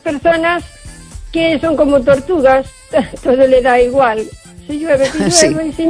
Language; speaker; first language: Spanish; native; Spanish